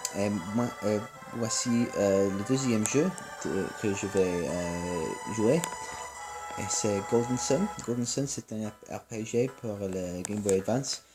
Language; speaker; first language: French; non-native, learner; English